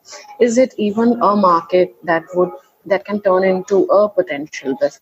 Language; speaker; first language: English; non-native, local second language; Hindi